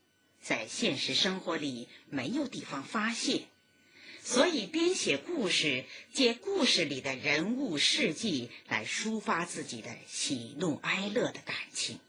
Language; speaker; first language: Chinese; native; Chinese